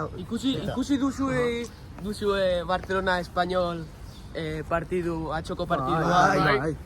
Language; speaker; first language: Basque; non-native, local second language; Spanish